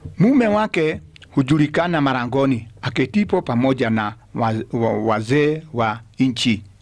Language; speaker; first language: Swahili; non-native, local second language; Kikuyu